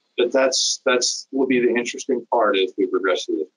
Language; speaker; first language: English; native; English